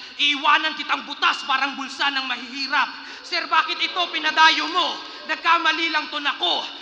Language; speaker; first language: Filipino; non-native, local second language; Cebuano